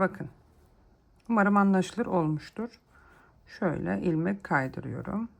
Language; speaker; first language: Turkish; native; Turkish